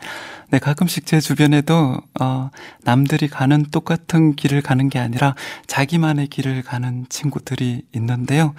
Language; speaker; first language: Korean; native; Korean